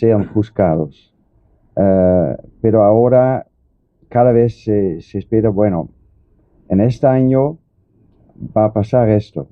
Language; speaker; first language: Spanish; non-native, fluent; Dutch